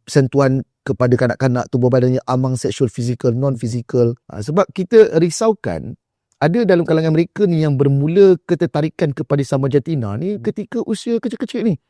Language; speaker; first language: Malay; native; Malay